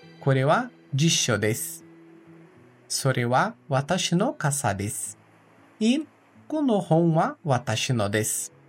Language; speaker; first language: Japanese; non-native, learner; Portuguese